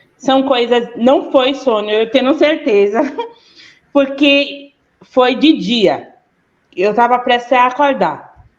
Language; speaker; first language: Portuguese; non-native, fluent; Haitian Creole